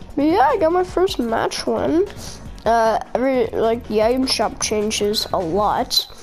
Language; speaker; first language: English; native; English